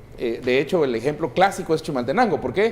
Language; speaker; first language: Spanish; native; Spanish